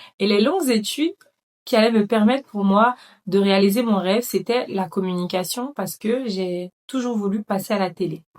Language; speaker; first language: French; non-native, local second language; Dyula